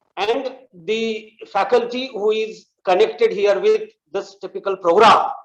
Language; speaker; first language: English; non-native, local second language; Marathi